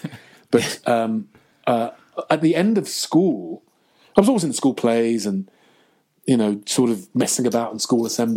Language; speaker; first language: English; native; English